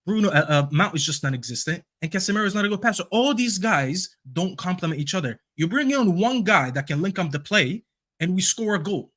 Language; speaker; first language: English; native; English